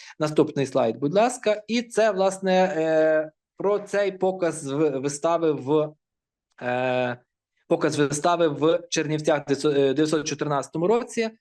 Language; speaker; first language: Ukrainian; native; Ukrainian